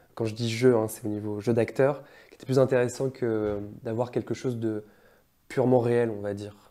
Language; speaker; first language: French; native; French